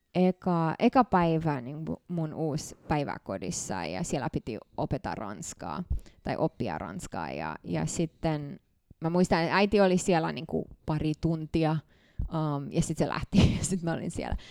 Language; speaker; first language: Finnish; non-native, fluent; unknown